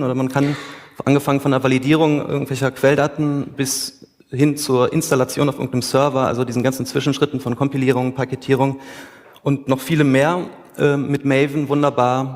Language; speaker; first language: German; native; German